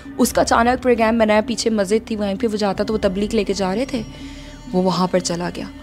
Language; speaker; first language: Urdu; native; Urdu